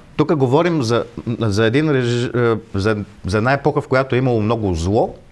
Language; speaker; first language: Bulgarian; native; Bulgarian